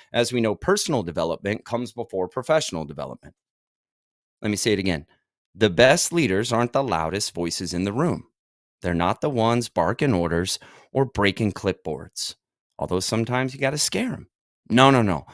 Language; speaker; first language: English; native; English